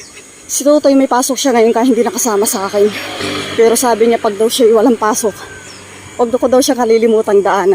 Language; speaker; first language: Filipino; native; Filipino